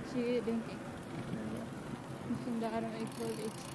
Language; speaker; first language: Dutch; non-native, learner; Filipino